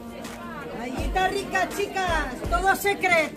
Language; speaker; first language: Spanish; native; Spanish